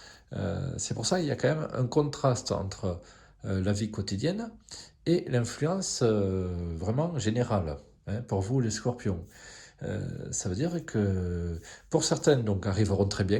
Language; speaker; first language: French; native; French